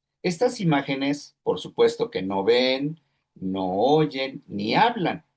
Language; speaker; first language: Spanish; native; Spanish